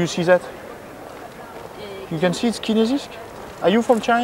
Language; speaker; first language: English; non-native, fluent; French